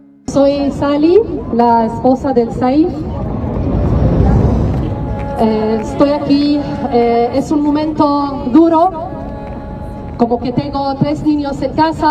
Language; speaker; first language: Spanish; non-native, fluent; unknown